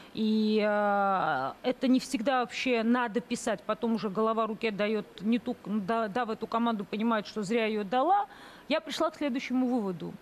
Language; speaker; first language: Russian; native; Russian